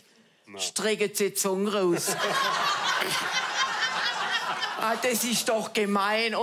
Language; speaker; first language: German; native; German